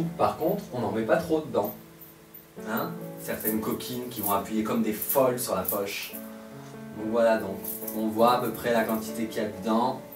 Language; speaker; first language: French; native; French